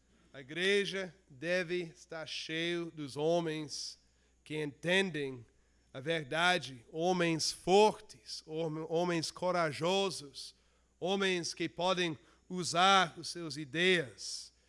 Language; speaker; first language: Portuguese; non-native, fluent; English